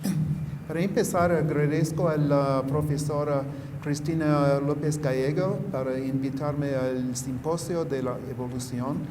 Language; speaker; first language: Spanish; non-native, fluent; English